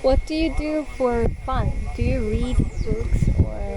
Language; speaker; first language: English; non-native, learner; Korean